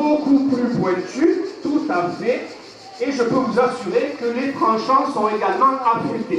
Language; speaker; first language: French; native; French